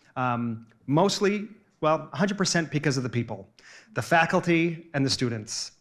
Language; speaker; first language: English; native; English